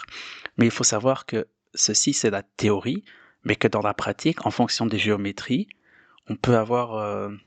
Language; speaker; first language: French; native; French